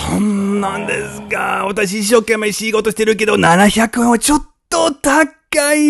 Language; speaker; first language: Japanese; non-native, learner; English